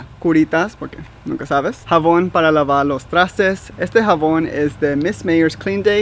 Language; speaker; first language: Spanish; early bilingual, heritage; Spanish